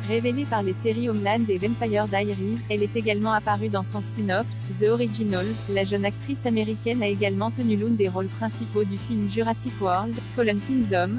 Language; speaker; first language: French; native; French